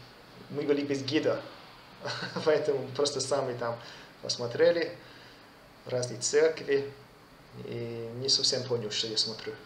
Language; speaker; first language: Russian; non-native, fluent; English